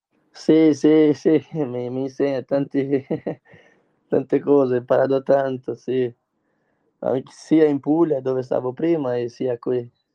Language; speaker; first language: Italian; non-native, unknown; Portuguese